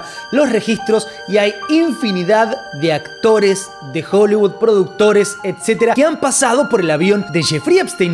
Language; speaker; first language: Spanish; native; Spanish